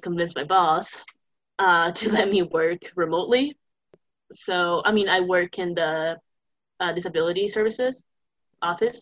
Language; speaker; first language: English; non-native, fluent; Italian